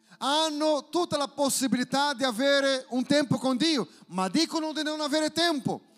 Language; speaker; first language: Italian; non-native, fluent; Portuguese